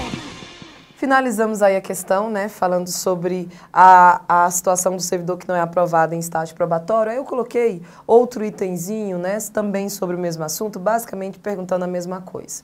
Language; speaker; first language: Portuguese; native; Portuguese